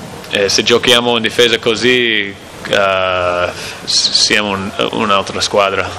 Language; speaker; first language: Italian; non-native, learner; English